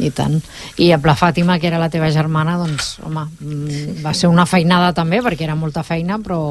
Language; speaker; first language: Catalan; native; Catalan